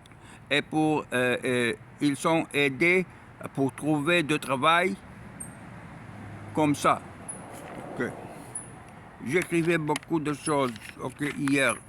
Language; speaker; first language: French; non-native, learner; Arabic